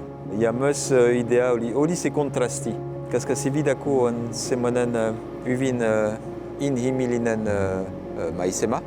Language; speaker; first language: Finnish; non-native, fluent; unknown